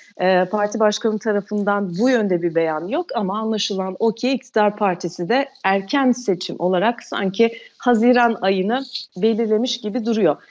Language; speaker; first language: Turkish; non-native, local second language; Albanian